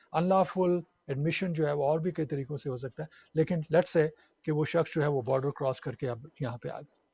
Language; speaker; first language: Urdu; native; Urdu